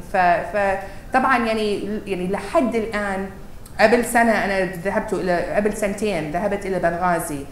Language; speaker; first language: Arabic; non-native, fluent; English